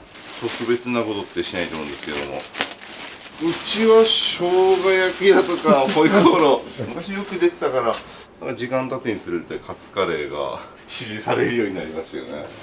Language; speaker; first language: Japanese; native; Japanese